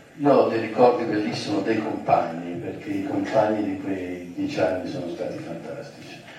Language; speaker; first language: Italian; native; Italian